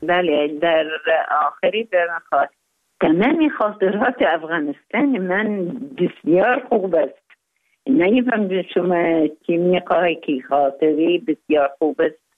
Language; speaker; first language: Persian; non-native, learner; Arabic